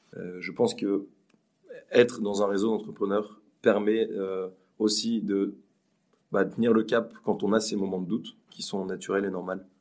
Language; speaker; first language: French; native; French